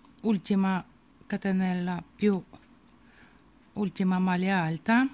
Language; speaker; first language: Italian; non-native, fluent; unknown